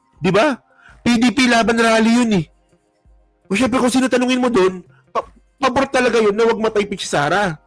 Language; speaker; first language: Filipino; non-native, local second language; Hiligaynon